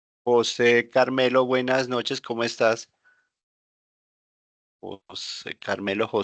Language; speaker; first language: Spanish; native; Spanish